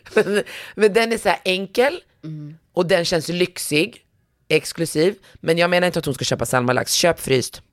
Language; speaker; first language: Swedish; early bilingual, other home language; Arabic